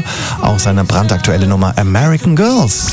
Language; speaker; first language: German; native; German